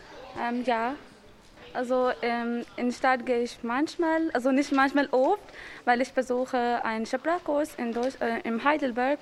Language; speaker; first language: German; non-native, learner; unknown